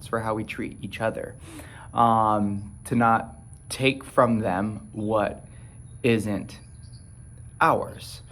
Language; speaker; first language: English; native; English